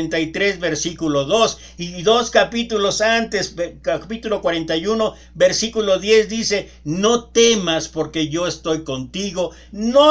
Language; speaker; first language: Spanish; native; Spanish